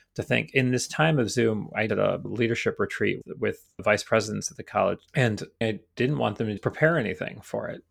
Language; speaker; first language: English; native; English